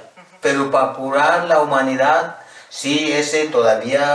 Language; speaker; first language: Spanish; non-native, local second language; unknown